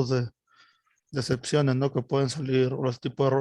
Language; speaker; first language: Spanish; native; Spanish